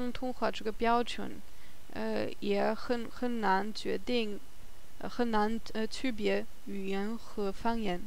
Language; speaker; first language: Chinese; non-native, learner; German